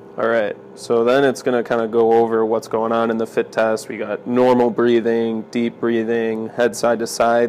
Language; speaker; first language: English; native; English